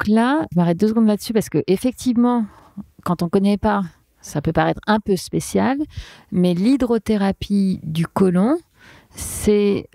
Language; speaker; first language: French; native; French